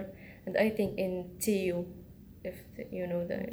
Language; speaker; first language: English; non-native, learner; Arabic